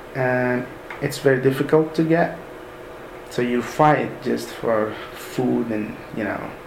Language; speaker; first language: English; non-native, fluent; Arabic